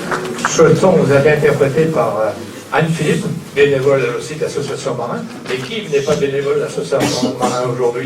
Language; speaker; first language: French; native; French